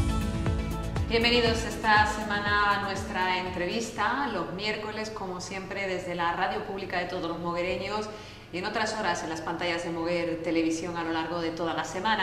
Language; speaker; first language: Spanish; native; Spanish